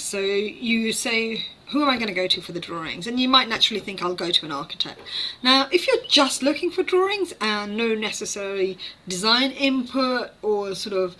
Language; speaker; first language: English; native; English